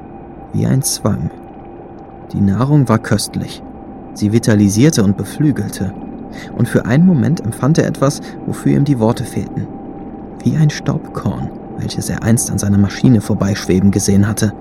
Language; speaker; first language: German; native; German